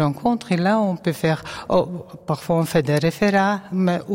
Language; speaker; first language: French; non-native, learner; Dutch